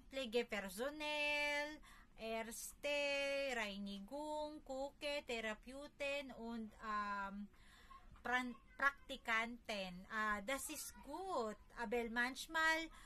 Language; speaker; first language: German; non-native, learner; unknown